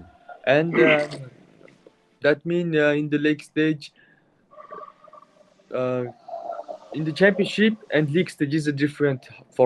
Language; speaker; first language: English; non-native, learner; Mongolian